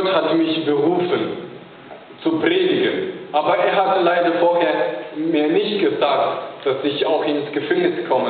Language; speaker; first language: German; non-native, fluent; Chinese